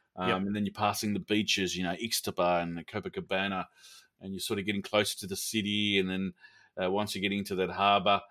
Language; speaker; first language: English; native; English